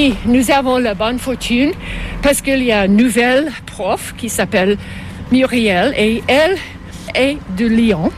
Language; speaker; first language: French; non-native, fluent; English